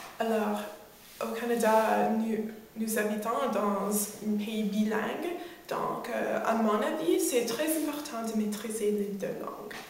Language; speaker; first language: French; non-native, learner; English